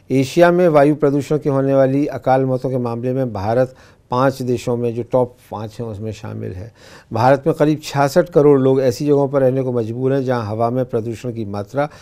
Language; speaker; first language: Hindi; native; Hindi